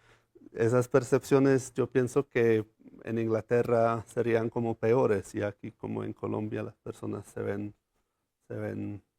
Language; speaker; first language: Spanish; non-native, fluent; English